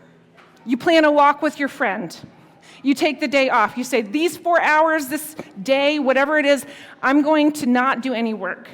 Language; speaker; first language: English; native; English